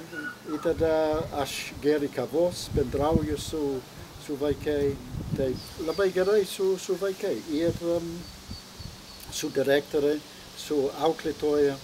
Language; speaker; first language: Lithuanian; non-native, learner; English